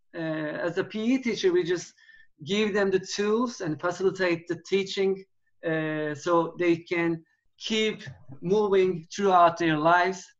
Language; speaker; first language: English; non-native, fluent; Turkish